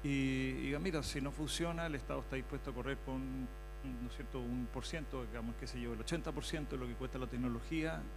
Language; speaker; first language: Spanish; native; Spanish